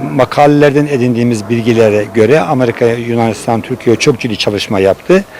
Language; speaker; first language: Turkish; native; Turkish